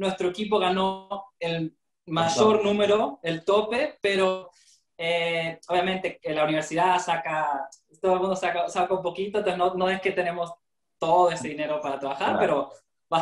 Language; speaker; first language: Spanish; native; Spanish